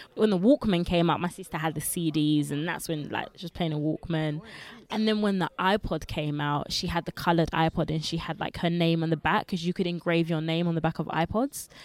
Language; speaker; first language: English; early bilingual, other home language; Lingala